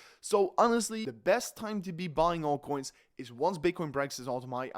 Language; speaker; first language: English; non-native, fluent; Dutch